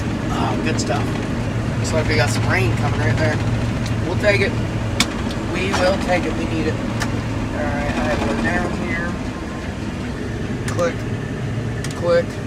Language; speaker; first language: English; native; English